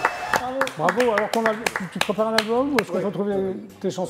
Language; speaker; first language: French; native; French